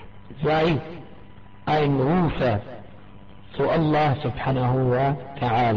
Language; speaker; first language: German; non-native, fluent; Arabic